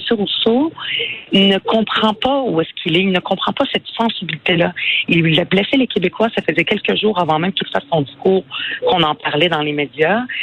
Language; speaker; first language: French; early bilingual, other home language; Arabic